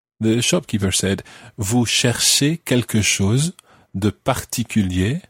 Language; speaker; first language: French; non-native, fluent; English